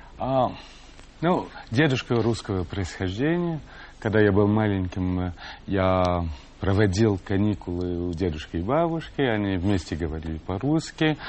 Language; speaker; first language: Russian; non-native, fluent; French